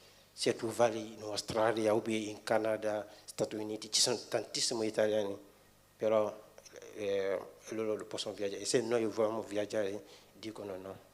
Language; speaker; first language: Italian; non-native, fluent; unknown